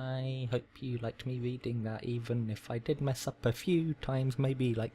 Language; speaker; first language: English; native; English